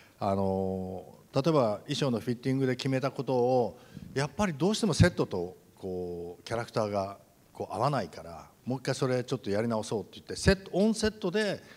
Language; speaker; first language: Japanese; native; Japanese